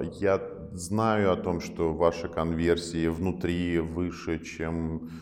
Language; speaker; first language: Russian; native; Russian